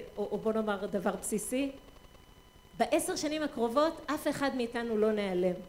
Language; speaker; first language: Hebrew; non-native, fluent; English